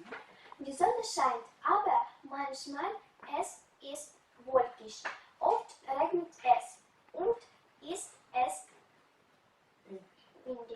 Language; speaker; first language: German; non-native, learner; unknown